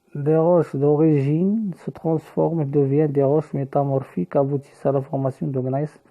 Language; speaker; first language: French; non-native, local second language; Arabic